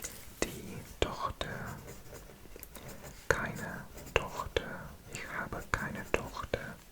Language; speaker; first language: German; non-native, learner; Welsh